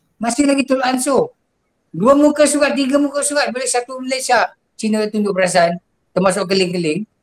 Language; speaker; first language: Malay; non-native, local second language; Javanese